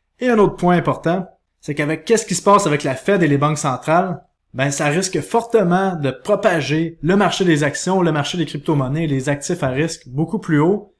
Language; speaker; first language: French; native; French